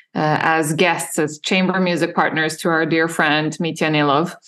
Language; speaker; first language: English; non-native, fluent; Serbian